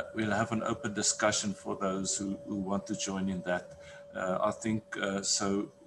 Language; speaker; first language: English; non-native, local second language; Afrikaans